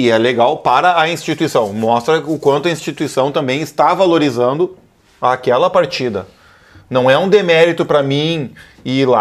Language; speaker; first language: Portuguese; native; Portuguese